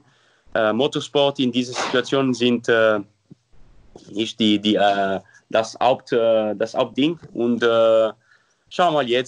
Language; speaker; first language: German; non-native, local second language; French